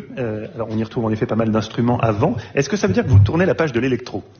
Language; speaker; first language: French; native; French